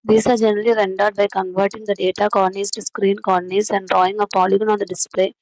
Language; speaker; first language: English; non-native, local second language; Malayalam